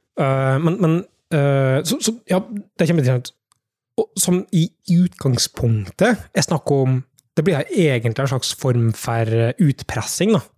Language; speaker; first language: Norwegian; native; Norwegian